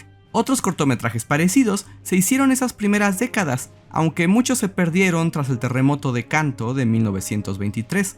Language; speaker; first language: Spanish; native; Spanish